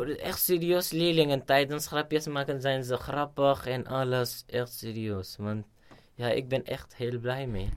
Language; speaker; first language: Dutch; non-native, learner; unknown